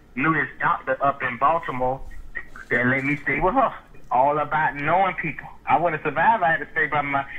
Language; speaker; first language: English; native; English